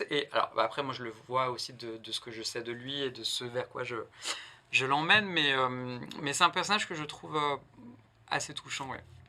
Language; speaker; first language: French; native; French